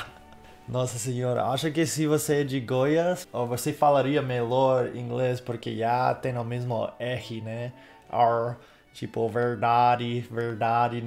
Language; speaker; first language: Portuguese; non-native, learner; English